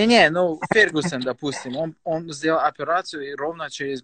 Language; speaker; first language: Russian; non-native, fluent; Persian